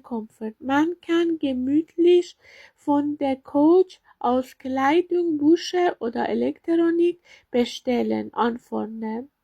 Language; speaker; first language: German; non-native, learner; Persian